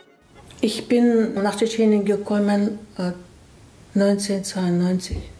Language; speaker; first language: German; non-native, learner; Chechen